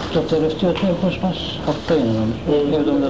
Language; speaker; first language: Greek; non-native, local second language; Turkish